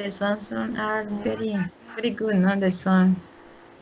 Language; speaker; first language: English; non-native, learner; Spanish